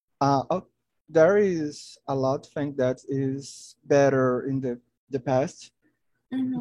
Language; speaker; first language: English; non-native, learner; Portuguese